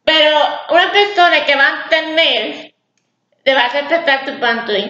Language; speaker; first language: Spanish; early bilingual, heritage; English